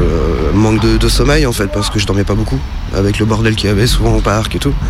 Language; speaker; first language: French; native; French